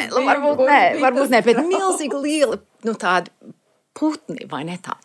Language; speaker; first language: Latvian; early bilingual, heritage; Latvian